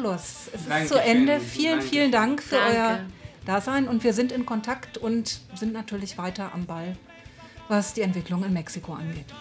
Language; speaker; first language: German; native; German